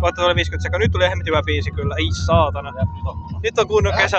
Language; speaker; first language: Finnish; native; Finnish